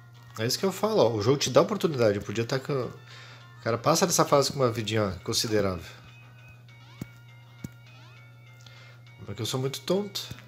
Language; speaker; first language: Portuguese; native; Portuguese